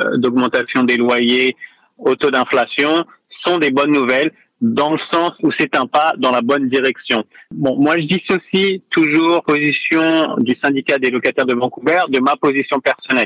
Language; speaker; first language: French; native; French